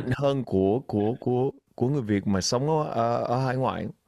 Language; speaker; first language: Vietnamese; early bilingual, other home language; English